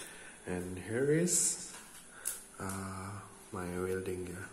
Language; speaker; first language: English; non-native, learner; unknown